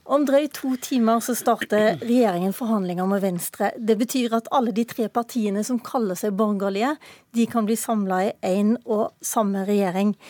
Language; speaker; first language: Norwegian; native; Norwegian